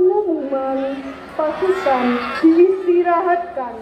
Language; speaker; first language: Indonesian; native; Indonesian